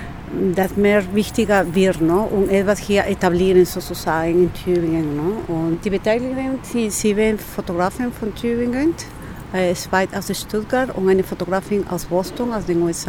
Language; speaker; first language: German; non-native, learner; Spanish